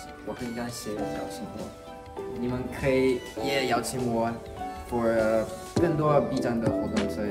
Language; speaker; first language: Chinese; non-native, fluent; English